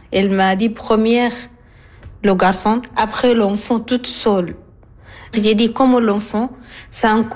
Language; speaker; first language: French; non-native, learner; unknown